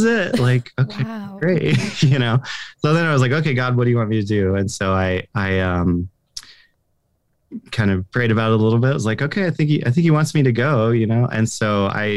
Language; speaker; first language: English; native; English